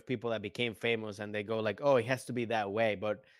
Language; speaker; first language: English; native; English